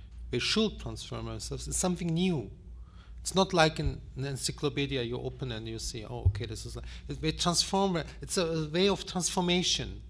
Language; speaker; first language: English; non-native, fluent; Turkish